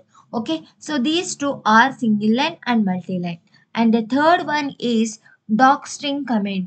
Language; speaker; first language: English; non-native, local second language; Telugu